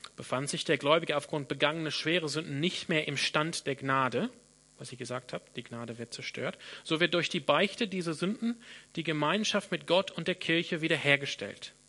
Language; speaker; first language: German; non-native, fluent; English